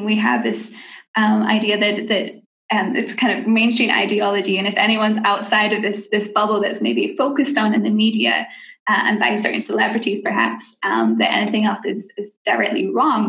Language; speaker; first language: English; native; English